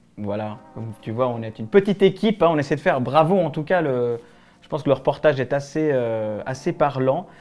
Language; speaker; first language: French; early bilingual, other home language; Spanish